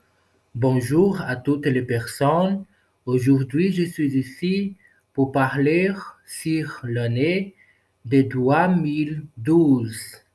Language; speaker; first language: French; non-native, learner; Portuguese